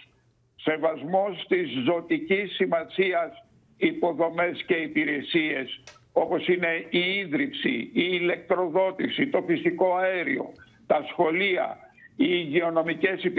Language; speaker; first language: Greek; native; Greek